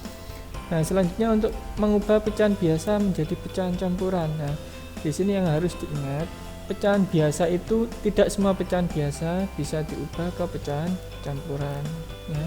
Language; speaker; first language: Indonesian; native; Indonesian